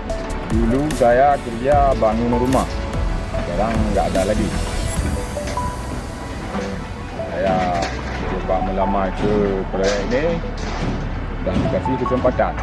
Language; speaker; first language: Indonesian; non-native, local second language; Achinese